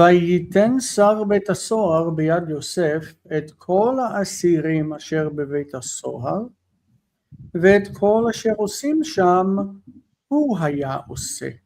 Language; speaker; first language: Hebrew; non-native, learner; English